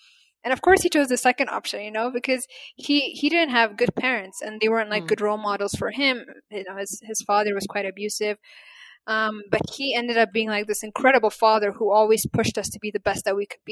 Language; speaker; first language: English; non-native, fluent; Amharic